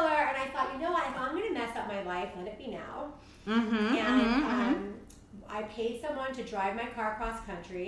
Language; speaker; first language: English; native; English